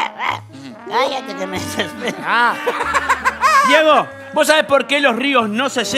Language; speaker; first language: Spanish; native; Spanish